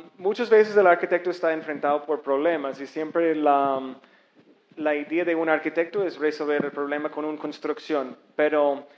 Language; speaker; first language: Spanish; non-native, fluent; English